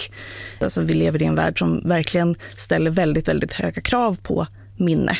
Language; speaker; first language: Swedish; native; Swedish